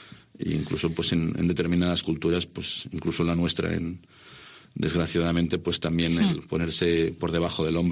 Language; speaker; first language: Spanish; native; Spanish